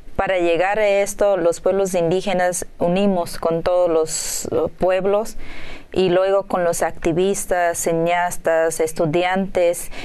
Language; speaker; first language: Spanish; native; Spanish